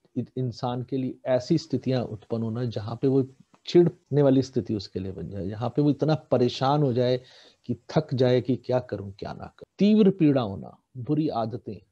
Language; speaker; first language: Hindi; native; Hindi